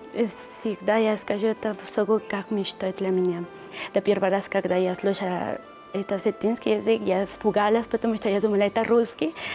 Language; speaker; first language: Russian; non-native, learner; Spanish